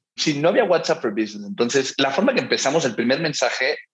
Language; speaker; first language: Spanish; early bilingual, heritage; Spanish